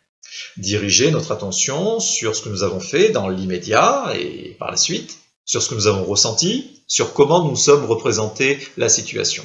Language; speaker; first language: French; native; French